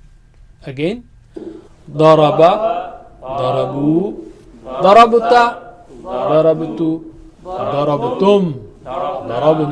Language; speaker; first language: Arabic; non-native, fluent; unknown